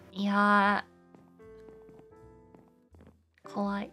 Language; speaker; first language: Japanese; non-native, learner; English